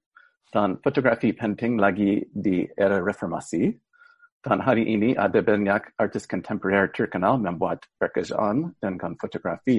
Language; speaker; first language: Indonesian; non-native, fluent; English